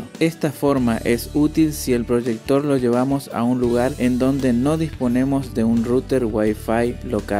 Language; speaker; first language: Spanish; native; Spanish